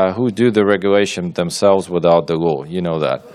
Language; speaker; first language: English; non-native, fluent; Ukrainian